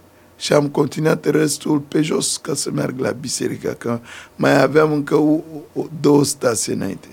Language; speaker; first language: Romanian; non-native, fluent; Sango